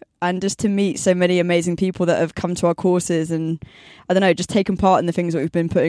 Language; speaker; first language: English; native; English